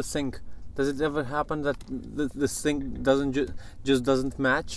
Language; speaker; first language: English; non-native, fluent; Romanian